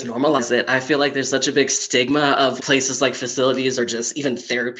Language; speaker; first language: English; native; English